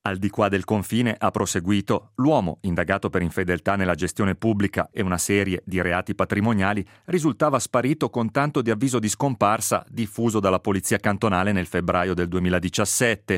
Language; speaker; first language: Italian; native; Italian